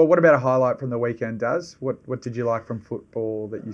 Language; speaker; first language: English; native; English